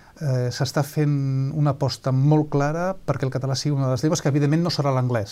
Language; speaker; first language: Catalan; native; Catalan